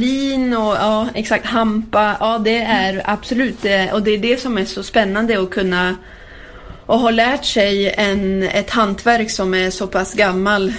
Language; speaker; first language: Swedish; early bilingual, heritage; Swedish